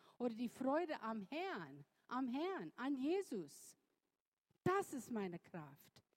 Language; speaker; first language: German; non-native, fluent; English